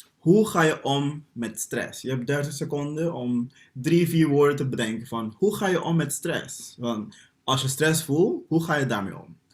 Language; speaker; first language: Dutch; non-native, local second language; Papiamento